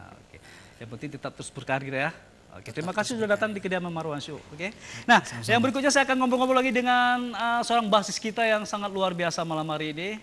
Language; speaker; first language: Indonesian; native; Indonesian